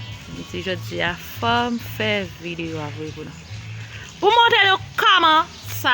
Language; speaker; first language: French; non-native, learner; Haitian Creole